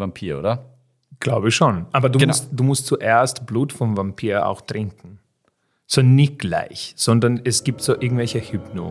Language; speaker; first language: German; non-native, fluent; Serbian